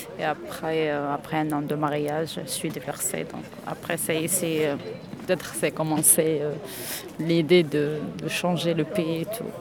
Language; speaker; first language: French; non-native, local second language; Arabic